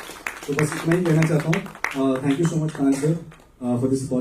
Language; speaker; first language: Hindi; native; Hindi